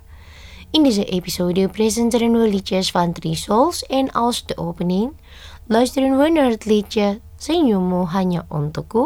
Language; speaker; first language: Dutch; non-native, fluent; Indonesian